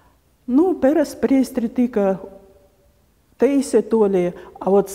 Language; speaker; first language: Estonian; non-native, local second language; Russian